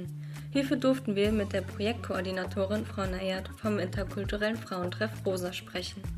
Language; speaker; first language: German; native; German